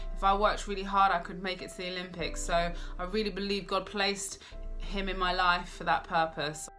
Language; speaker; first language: English; native; English